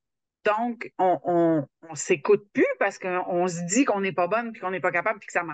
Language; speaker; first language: French; native; French